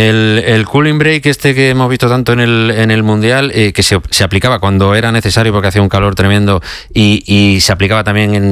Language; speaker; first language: Spanish; native; Spanish